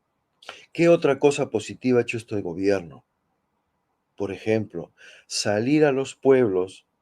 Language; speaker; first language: Spanish; native; Spanish